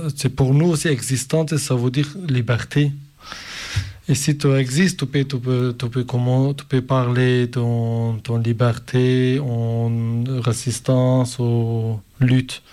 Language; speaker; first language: French; non-native, learner; Kurdish